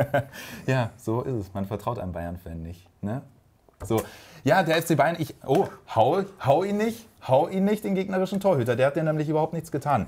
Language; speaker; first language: German; native; German